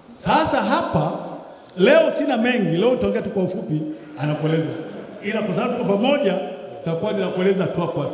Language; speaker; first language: Swahili; native; Swahili